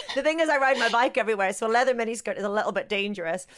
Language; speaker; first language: English; native; English